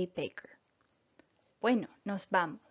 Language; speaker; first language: Spanish; non-native, fluent; English